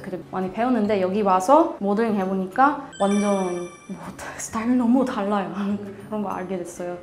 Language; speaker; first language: Korean; non-native, learner; Swedish